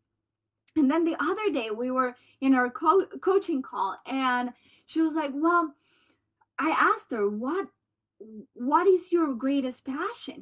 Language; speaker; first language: English; non-native, fluent; Spanish